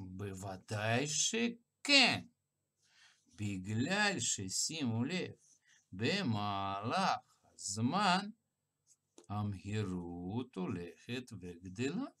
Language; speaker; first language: Hebrew; non-native, fluent; Russian